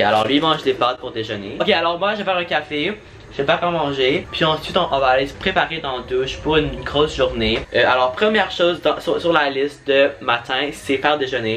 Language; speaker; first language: French; native; French